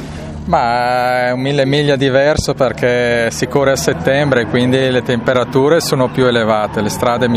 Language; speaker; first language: Italian; native; Italian